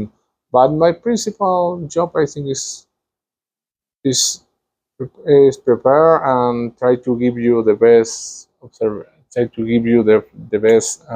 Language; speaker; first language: English; non-native, learner; Spanish